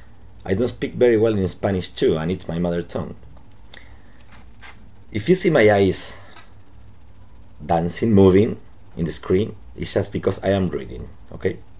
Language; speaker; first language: English; non-native, local second language; Spanish